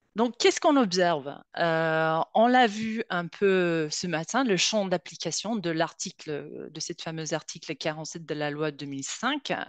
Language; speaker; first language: French; native; French